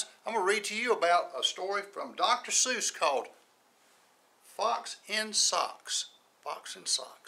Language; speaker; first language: English; native; English